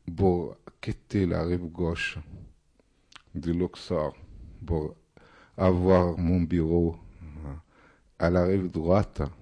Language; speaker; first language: French; non-native, fluent; Arabic